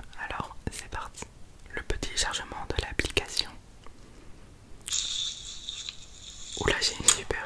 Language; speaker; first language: French; native; French